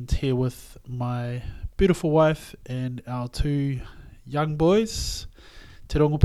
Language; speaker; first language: English; native; English